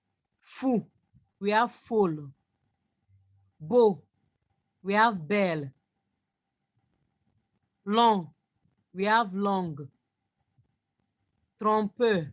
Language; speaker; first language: French; non-native, fluent; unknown